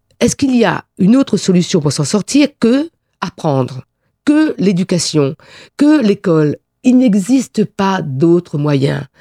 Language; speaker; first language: French; non-native, local second language; Réunion Creole French